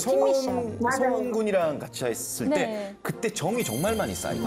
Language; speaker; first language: Korean; native; Korean